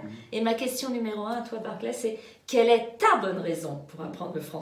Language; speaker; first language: French; native; French